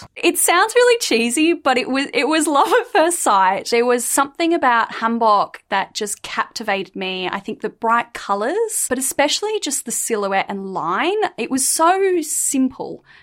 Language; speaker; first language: English; native; English